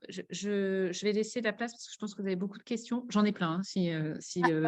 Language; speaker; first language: French; native; French